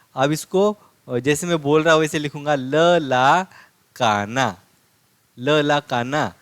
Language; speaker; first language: Hindi; non-native, local second language; Marathi